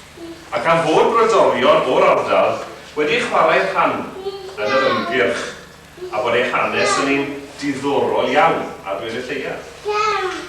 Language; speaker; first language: Welsh; native; Welsh